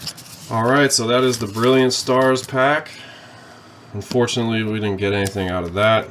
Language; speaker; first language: English; native; English